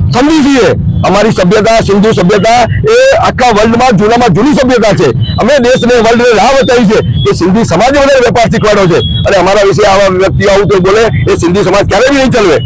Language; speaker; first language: Gujarati; non-native, local second language; Sindhi